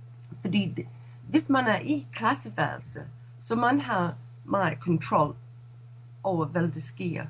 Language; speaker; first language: Danish; non-native, fluent; English